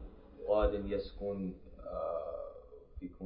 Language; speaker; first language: Arabic; non-native, learner; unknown